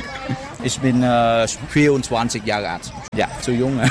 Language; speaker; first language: German; non-native, learner; Vietnamese